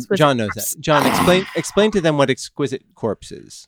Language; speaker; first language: English; native; English